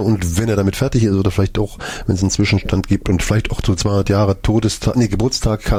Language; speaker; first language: German; native; German